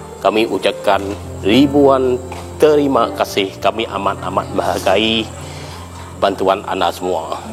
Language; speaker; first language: Malay; non-native, local second language; Iban